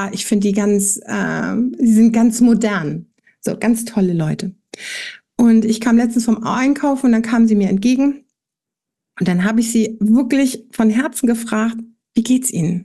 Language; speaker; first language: German; native; German